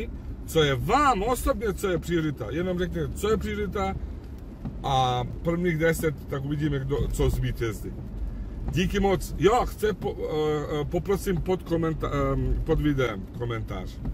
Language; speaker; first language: Czech; non-native, fluent; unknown